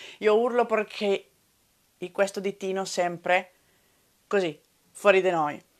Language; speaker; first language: Italian; non-native, fluent; Spanish